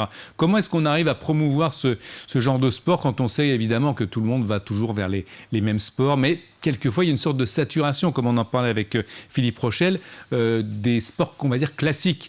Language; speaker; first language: French; native; French